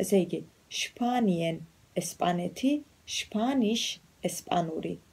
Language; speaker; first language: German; non-native, fluent; Georgian